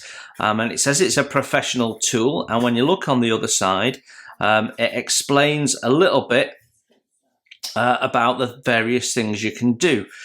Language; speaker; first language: English; native; English